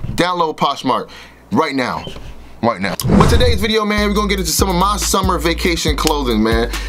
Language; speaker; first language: English; native; English